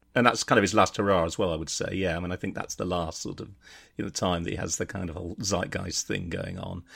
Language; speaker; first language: English; native; English